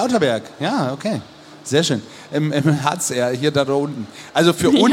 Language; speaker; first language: German; native; German